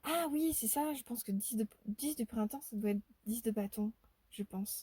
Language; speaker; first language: French; native; French